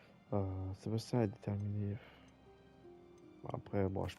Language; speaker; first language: French; native; French